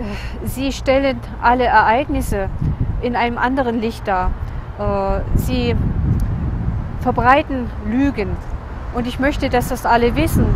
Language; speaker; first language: German; non-native, fluent; Russian